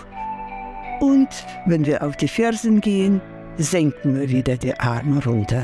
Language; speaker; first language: German; non-native, fluent; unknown